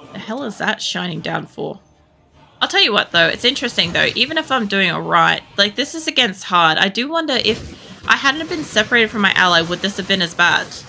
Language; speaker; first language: English; native; English